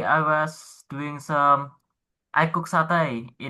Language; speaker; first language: English; non-native, learner; Indonesian